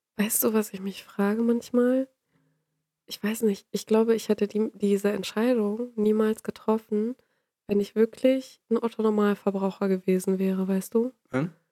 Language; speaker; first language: German; native; German